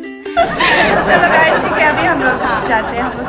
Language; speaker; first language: Hindi; non-native, local second language; Bodo